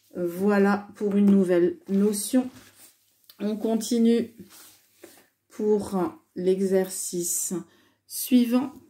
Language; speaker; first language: French; native; French